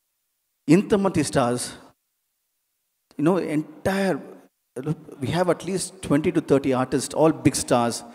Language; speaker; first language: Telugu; non-native, learner; Tamil